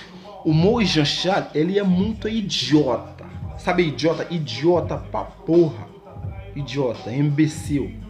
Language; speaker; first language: Portuguese; non-native, learner; Haitian Creole